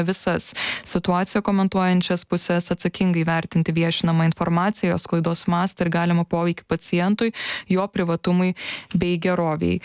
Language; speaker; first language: Lithuanian; native; Lithuanian